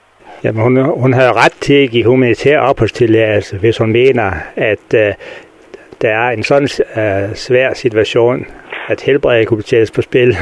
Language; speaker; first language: Danish; native; Danish